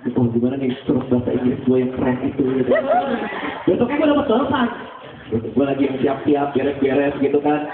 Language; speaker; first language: Indonesian; native; Indonesian